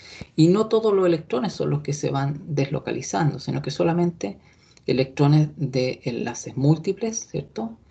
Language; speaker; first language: Spanish; native; Spanish